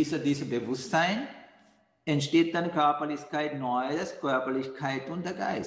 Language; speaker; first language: German; non-native, fluent; Sinhala